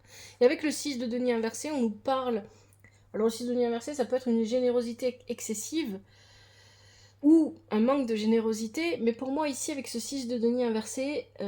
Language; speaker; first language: French; native; French